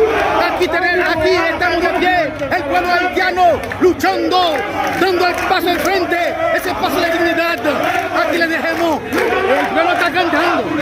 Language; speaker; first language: Spanish; non-native, fluent; Haitian Creole